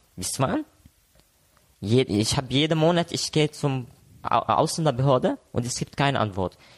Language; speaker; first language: German; non-native, learner; Arabic